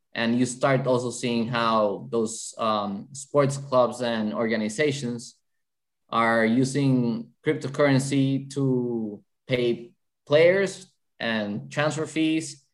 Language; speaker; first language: English; non-native, fluent; Spanish